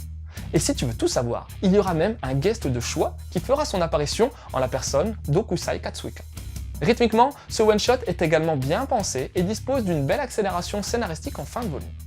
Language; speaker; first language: French; native; French